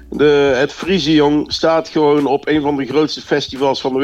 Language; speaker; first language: Dutch; native; Dutch